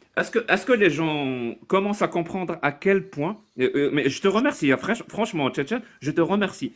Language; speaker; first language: French; non-native, local second language; Arabic